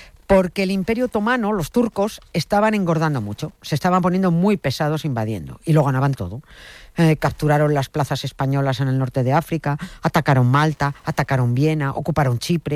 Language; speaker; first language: Spanish; native; Spanish